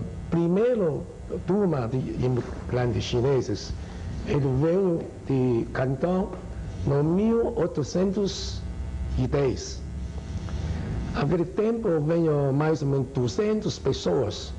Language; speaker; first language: Portuguese; non-native, learner; Chinese